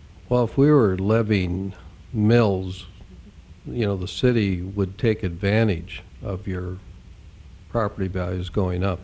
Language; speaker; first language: English; native; English